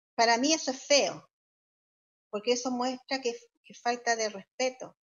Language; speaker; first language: Spanish; native; Spanish